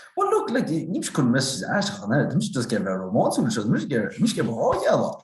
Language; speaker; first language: Irish; native; Irish